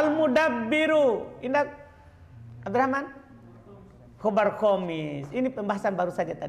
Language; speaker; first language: Indonesian; native; Indonesian